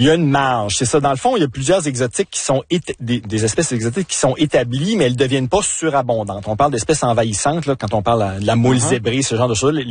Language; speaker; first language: French; native; French